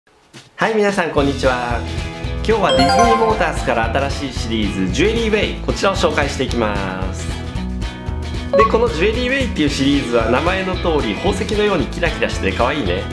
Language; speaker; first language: Japanese; native; Japanese